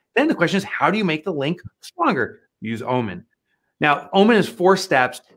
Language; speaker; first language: English; native; English